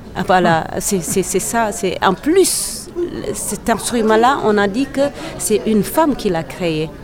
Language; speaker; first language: French; non-native, local second language; Serer